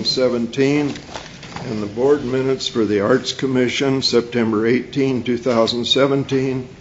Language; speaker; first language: English; native; English